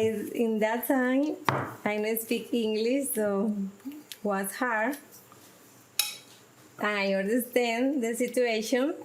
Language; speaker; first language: English; non-native, learner; Spanish